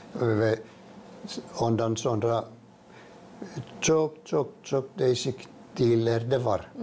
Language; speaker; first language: Turkish; non-native, fluent; Finnish